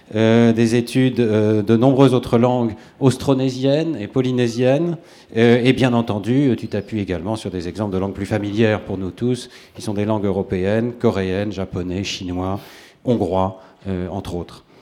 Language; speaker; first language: French; native; French